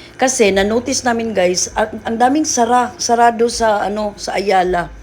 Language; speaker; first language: Filipino; non-native, local second language; Cebuano